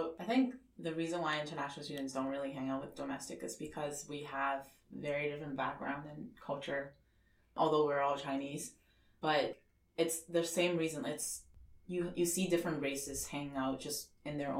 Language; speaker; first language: English; non-native, fluent; Chinese